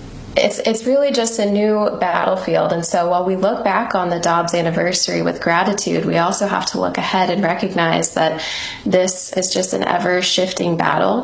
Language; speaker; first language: English; native; English